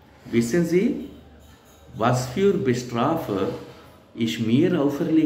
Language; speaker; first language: German; non-native, learner; Telugu